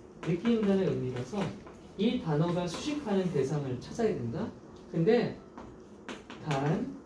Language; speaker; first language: Korean; native; Korean